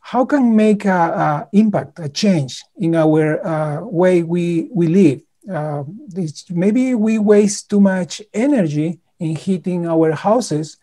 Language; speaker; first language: English; non-native, fluent; Spanish